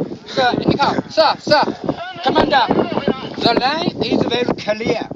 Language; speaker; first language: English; non-native, learner; Chinese